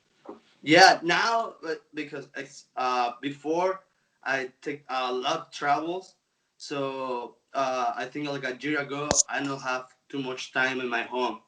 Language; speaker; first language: English; non-native, local second language; Spanish